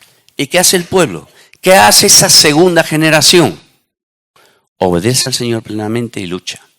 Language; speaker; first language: Spanish; native; Spanish